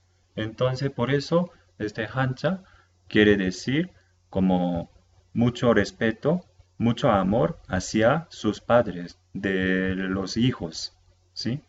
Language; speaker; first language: Spanish; non-native, fluent; Korean